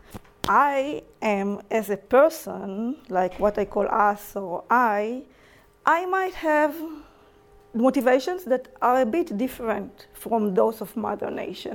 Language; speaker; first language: English; non-native, fluent; Hebrew